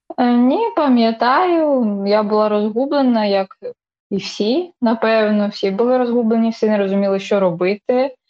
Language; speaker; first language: Ukrainian; non-native, local second language; Russian